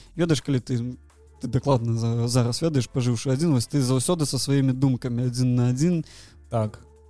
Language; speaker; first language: Belarusian; non-native, local second language; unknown